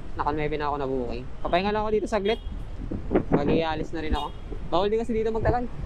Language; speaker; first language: Filipino; native; Filipino